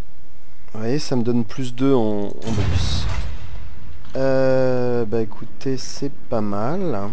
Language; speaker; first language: French; native; French